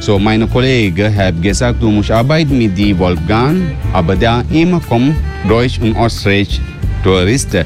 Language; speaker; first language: German; non-native, learner; Sinhala